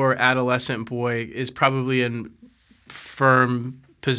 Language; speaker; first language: English; native; English